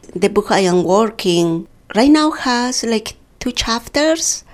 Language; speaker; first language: English; non-native, fluent; Quechua